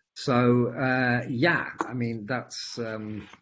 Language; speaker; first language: English; native; English